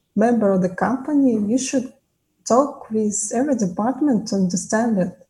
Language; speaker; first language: English; non-native, fluent; Russian